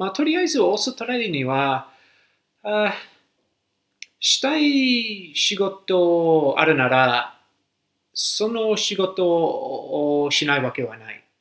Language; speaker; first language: Japanese; non-native, fluent; English